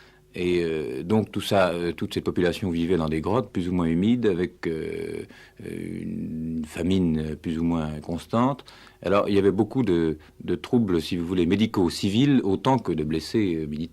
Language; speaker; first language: French; native; French